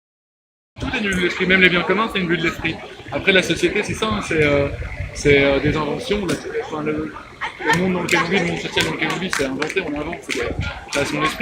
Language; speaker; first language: French; native; French